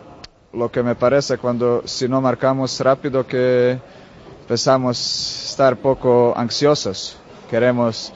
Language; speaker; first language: Spanish; non-native, fluent; Croatian